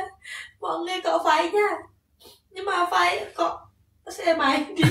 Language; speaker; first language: Vietnamese; non-native, learner; Javanese